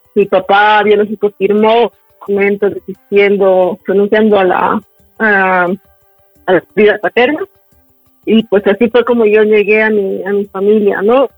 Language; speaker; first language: Spanish; native; Spanish